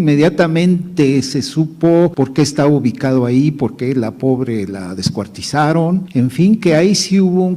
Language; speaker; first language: Spanish; native; Spanish